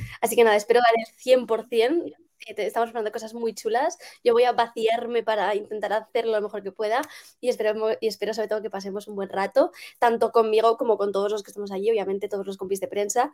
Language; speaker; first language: Spanish; native; Spanish